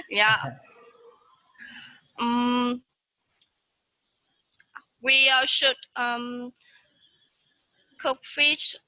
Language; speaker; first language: English; non-native, learner; Vietnamese